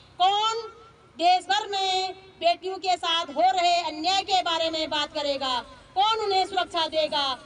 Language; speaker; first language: Hindi; native; Hindi